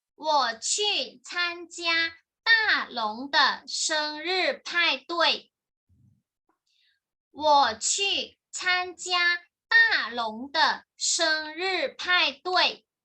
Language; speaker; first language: Chinese; non-native, fluent; Thai